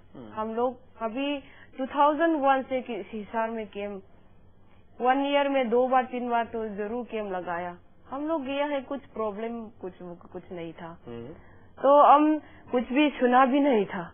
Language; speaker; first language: Hindi; non-native, local second language; Manipuri